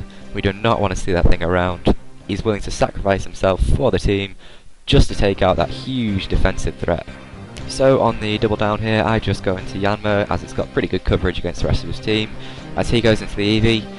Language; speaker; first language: English; native; English